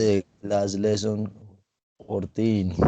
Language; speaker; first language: English; non-native, learner; Spanish